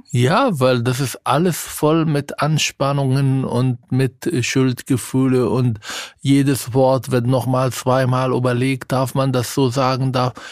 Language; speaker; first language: German; non-native, fluent; Arabic